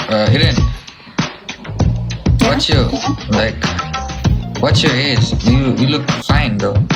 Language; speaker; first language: English; non-native, learner; Nepali